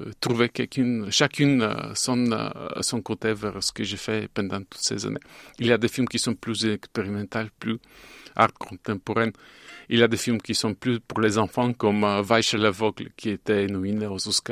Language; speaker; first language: French; non-native, fluent; Bulgarian